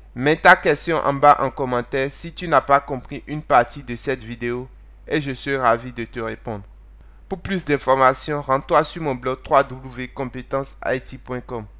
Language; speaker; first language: French; non-native, local second language; Fon